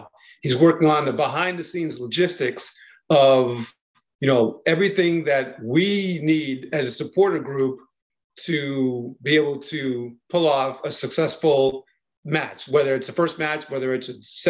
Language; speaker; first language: English; native; English